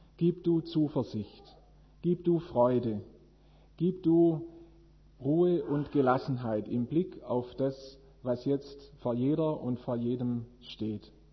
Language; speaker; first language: German; native; German